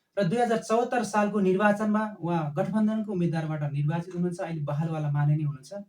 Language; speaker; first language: Nepali; non-native, local second language; Eastern Tamang